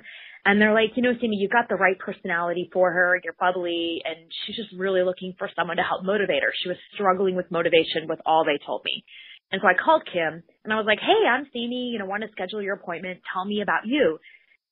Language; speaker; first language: English; native; English